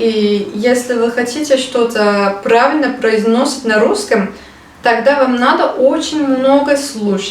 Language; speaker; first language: Russian; non-native, learner; Turkish